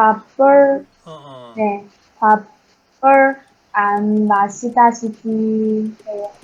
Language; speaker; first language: Korean; non-native, learner; Chinese